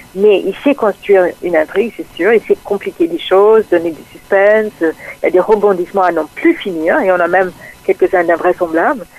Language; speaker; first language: French; non-native, fluent; English